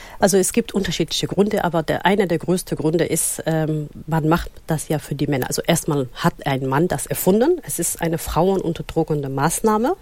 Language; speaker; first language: German; non-native, fluent; Somali